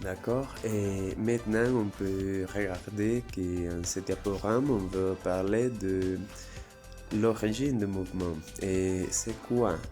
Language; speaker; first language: French; non-native, learner; Spanish